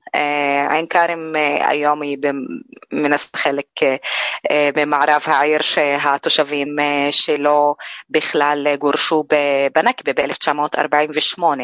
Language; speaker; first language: Hebrew; non-native, local second language; Arabic